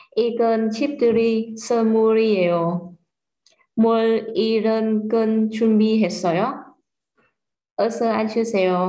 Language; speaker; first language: Korean; non-native, learner; Vietnamese